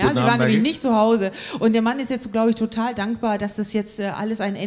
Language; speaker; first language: German; native; German